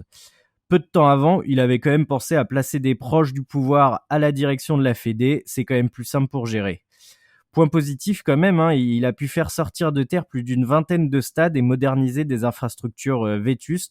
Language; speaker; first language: French; native; French